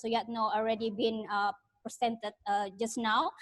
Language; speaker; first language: English; non-native, learner; Indonesian